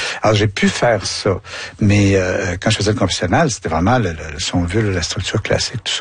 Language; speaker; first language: French; native; French